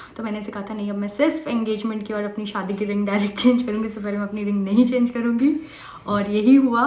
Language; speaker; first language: Hindi; non-native, local second language; Bangla